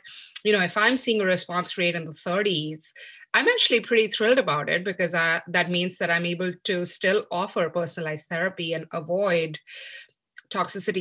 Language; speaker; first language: English; non-native, local second language; Hindi